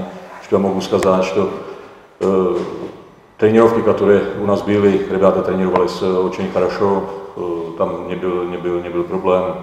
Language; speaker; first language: Russian; non-native, fluent; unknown